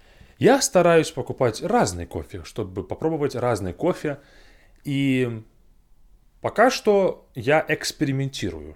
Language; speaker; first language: Russian; non-native, fluent; English